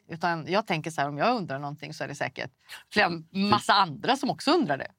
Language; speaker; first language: Swedish; native; Swedish